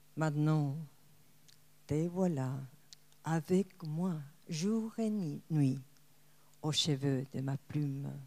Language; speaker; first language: French; non-native, fluent; Spanish